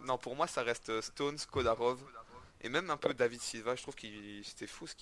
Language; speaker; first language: French; native; French